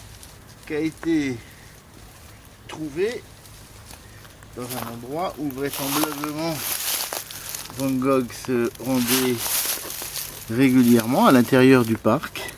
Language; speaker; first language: French; native; French